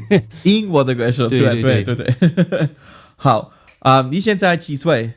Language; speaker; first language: Chinese; non-native, learner; Swiss German